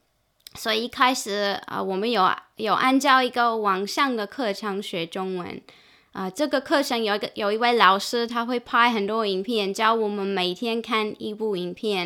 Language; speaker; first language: Chinese; non-native, fluent; English